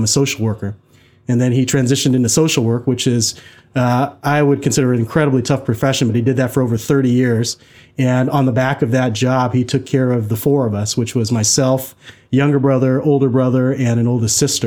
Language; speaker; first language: English; native; English